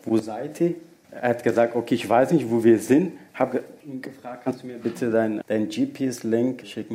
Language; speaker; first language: German; non-native, fluent; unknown